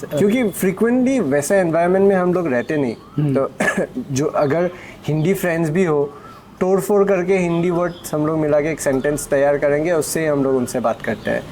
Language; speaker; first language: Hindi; non-native, local second language; Assamese